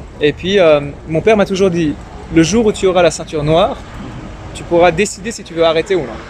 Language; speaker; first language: French; early bilingual, other home language; Persian